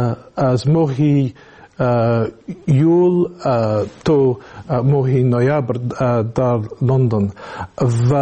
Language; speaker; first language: Tajik; non-native, learner; English